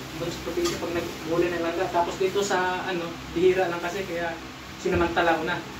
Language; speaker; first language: Filipino; non-native, local second language; Cebuano